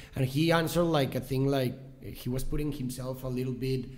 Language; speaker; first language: English; non-native, fluent; Spanish